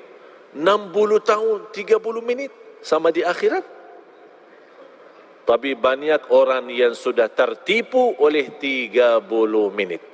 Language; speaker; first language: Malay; non-native, fluent; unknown